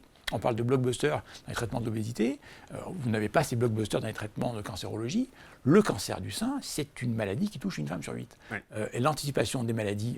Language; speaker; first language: French; native; French